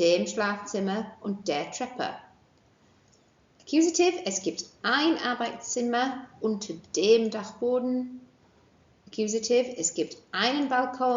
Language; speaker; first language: German; non-native, fluent; English